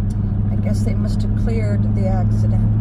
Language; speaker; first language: English; native; English